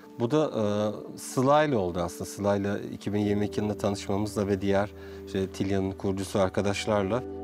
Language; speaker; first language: Turkish; native; Turkish